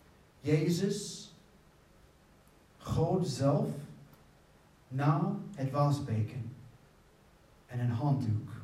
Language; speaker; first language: Dutch; non-native, fluent; English